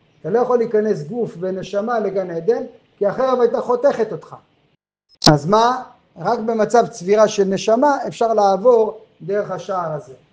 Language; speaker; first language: Hebrew; non-native, fluent; French